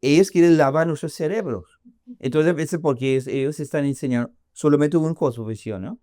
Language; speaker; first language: Spanish; non-native, learner; English